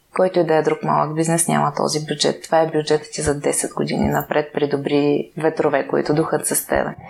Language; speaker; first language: Bulgarian; native; Bulgarian